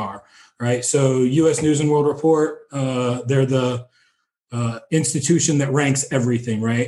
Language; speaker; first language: English; native; English